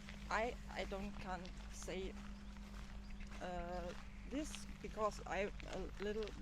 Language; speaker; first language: English; non-native, learner; German